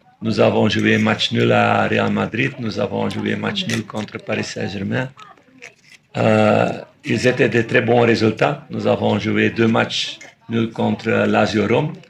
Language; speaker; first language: French; non-native, fluent; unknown